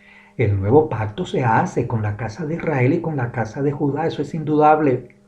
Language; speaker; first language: Spanish; native; Spanish